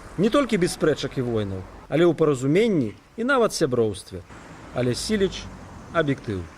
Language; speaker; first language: Belarusian; native; Belarusian